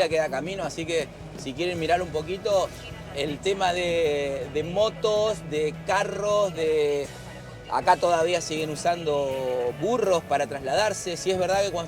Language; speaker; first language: Spanish; native; Spanish